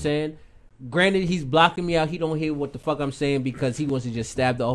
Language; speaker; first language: English; native; English